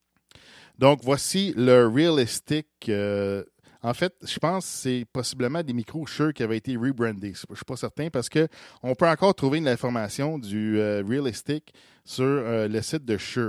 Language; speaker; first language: French; native; French